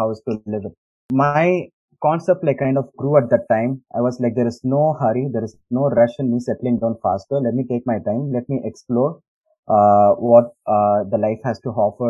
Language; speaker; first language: English; non-native, local second language; Tamil